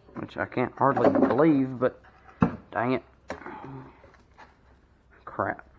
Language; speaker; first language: English; native; English